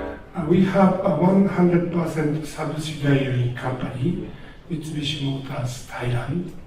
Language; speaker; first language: English; non-native, learner; Japanese